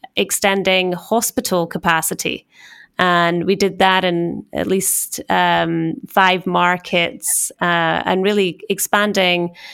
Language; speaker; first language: English; native; English